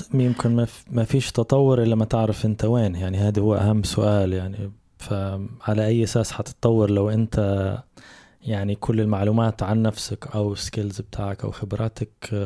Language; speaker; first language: Arabic; native; Arabic